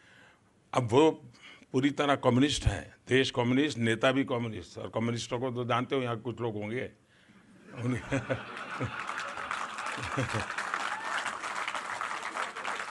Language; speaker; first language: Hindi; non-native, local second language; Gujarati